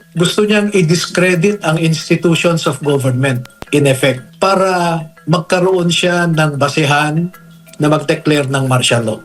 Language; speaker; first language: Filipino; native; Filipino